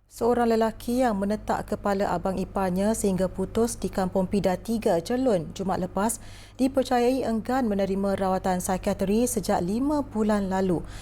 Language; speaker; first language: Malay; native; Malay